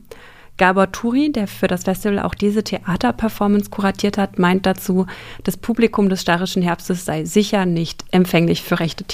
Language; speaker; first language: German; native; German